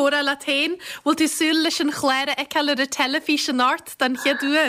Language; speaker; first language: Irish; native; Irish